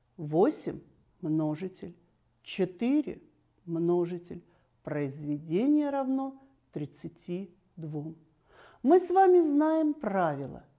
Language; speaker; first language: Russian; native; Russian